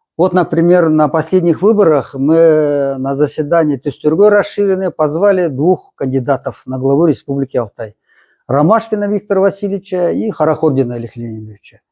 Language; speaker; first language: Russian; non-native, local second language; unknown